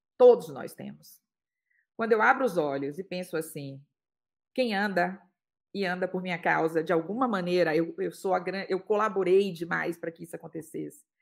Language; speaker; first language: Portuguese; native; Portuguese